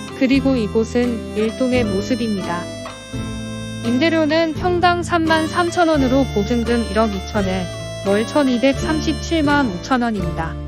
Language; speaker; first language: Korean; native; Korean